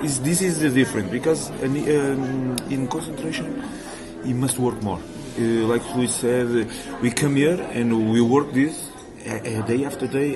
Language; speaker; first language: English; non-native, learner; Portuguese